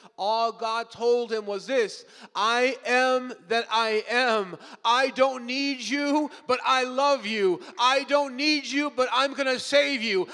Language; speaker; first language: English; early bilingual, other home language; Spanish